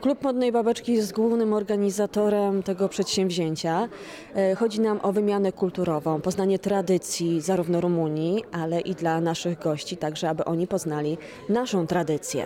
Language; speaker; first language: Polish; native; Polish